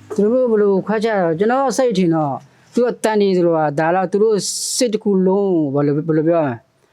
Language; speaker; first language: Burmese; non-native, local second language; Karen languages